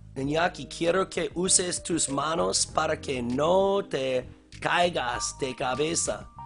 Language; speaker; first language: Spanish; non-native, learner; English